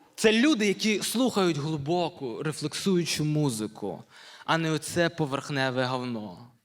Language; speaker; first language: Ukrainian; native; Ukrainian